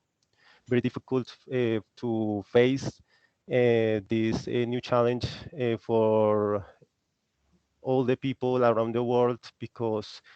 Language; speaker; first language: English; non-native, learner; Spanish